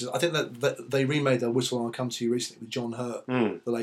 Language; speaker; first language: English; native; English